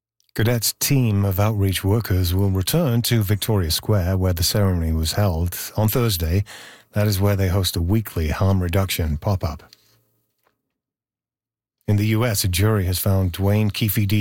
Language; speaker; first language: English; native; English